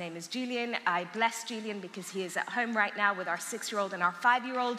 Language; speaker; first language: English; early bilingual, other home language; Armenian